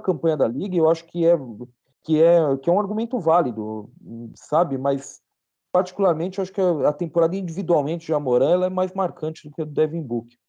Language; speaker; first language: Portuguese; native; Portuguese